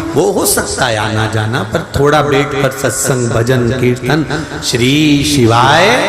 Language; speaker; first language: Hindi; native; Hindi